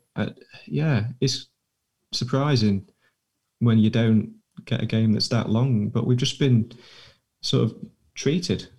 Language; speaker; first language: English; native; English